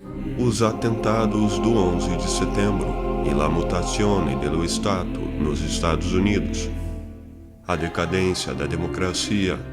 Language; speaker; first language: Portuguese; native; Portuguese